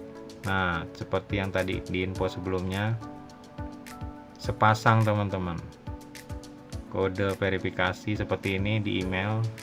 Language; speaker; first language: Indonesian; native; Indonesian